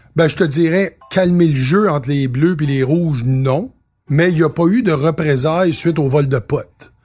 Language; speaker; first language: French; native; French